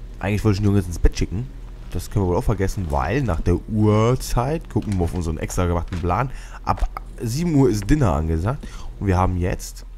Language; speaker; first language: German; native; German